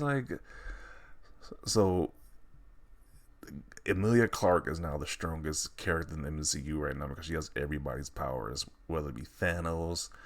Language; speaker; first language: English; native; English